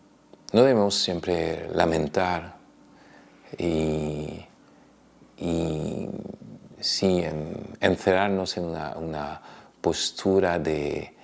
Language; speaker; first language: Spanish; non-native, fluent; French